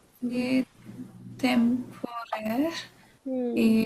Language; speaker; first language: French; non-native, learner; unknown